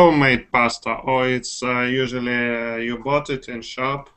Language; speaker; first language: English; non-native, fluent; Russian